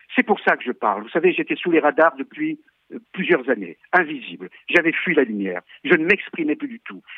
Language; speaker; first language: French; native; French